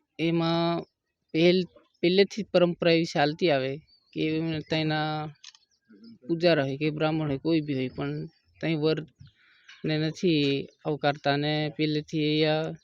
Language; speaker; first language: Gujarati; non-native, local second language; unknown